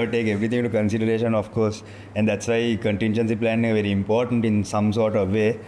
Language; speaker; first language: English; non-native, local second language; Sinhala